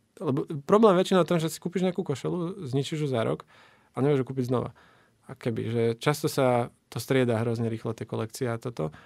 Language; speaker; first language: Slovak; native; Slovak